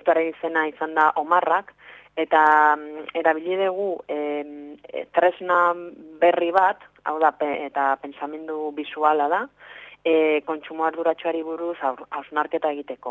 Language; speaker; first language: Basque; non-native, local second language; Spanish